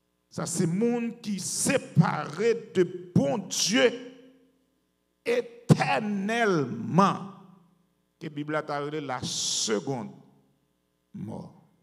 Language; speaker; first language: French; native; French